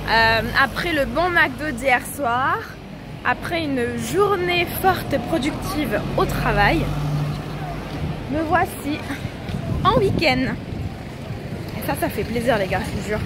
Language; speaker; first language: French; native; French